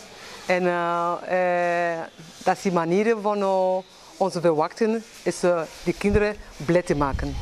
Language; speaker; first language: Dutch; non-native, learner; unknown